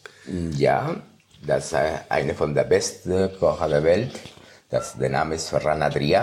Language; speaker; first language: German; non-native, fluent; Spanish